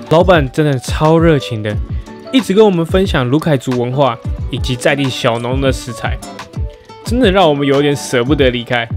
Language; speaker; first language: Chinese; native; Chinese